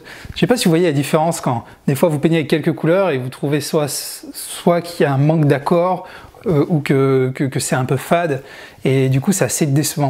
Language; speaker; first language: French; native; French